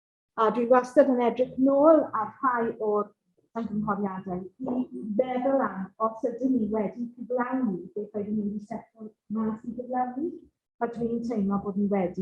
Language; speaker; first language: Welsh; non-native, local second language; English